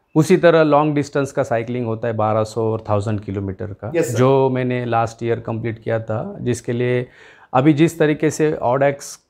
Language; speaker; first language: Hindi; non-native, local second language; Marathi